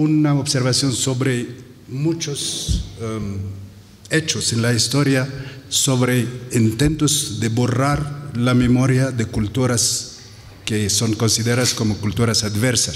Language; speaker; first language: Spanish; non-native, fluent; Arabic